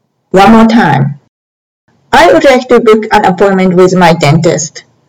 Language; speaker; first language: English; non-native, fluent; Japanese